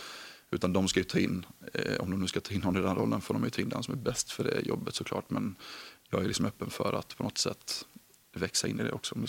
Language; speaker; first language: Swedish; native; Swedish